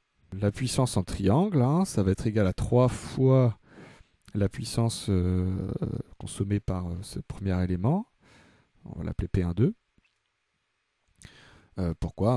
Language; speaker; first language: French; native; French